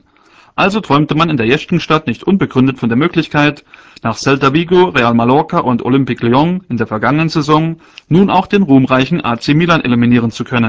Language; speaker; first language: German; native; German